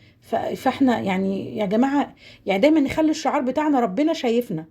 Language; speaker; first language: Arabic; native; Arabic